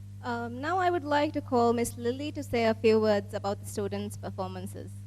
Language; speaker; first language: English; non-native, local second language; Divehi